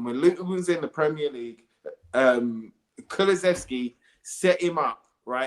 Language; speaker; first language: English; native; English